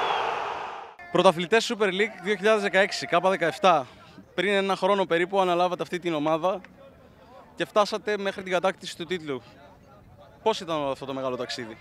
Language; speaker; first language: Greek; native; Greek